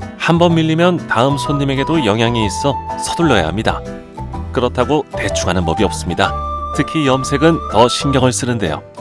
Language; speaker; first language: Korean; native; Korean